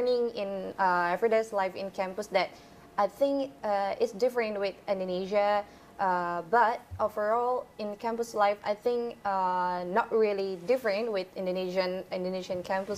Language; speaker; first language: English; non-native, fluent; Indonesian